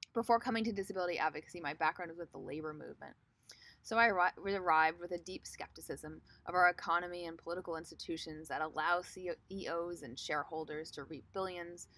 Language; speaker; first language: English; native; English